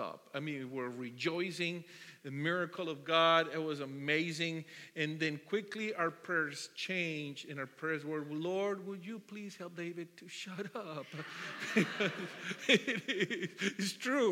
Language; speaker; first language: English; non-native, fluent; Spanish